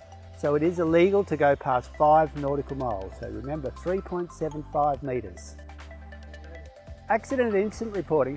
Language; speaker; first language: English; native; English